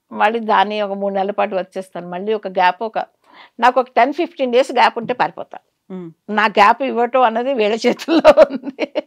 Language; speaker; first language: Telugu; native; Telugu